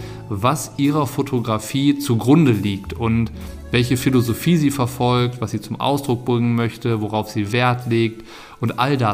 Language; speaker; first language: German; native; German